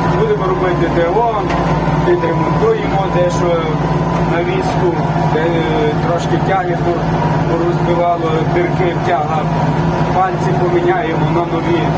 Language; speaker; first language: Ukrainian; native; Ukrainian